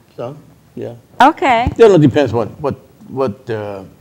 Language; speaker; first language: English; non-native, local second language; Cantonese